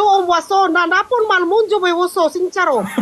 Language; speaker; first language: Korean; non-native, learner; Filipino